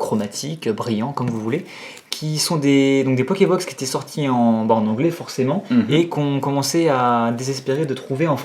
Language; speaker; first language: French; native; French